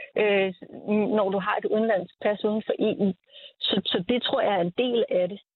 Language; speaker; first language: Danish; native; Danish